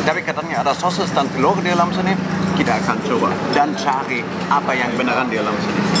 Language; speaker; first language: Indonesian; non-native, fluent; German